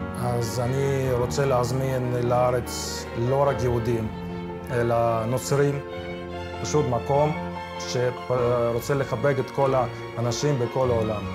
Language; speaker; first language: Hebrew; early bilingual, other home language; Ukrainian